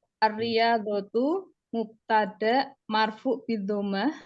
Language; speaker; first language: Arabic; non-native, learner; Indonesian